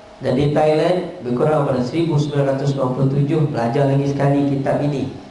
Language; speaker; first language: Malay; native; Malay